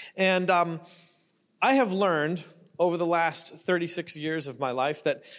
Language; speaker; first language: English; native; English